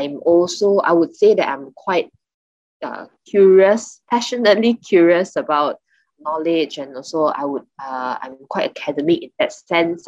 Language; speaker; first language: English; non-native, local second language; Chinese